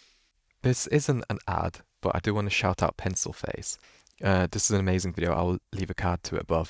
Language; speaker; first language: English; native; English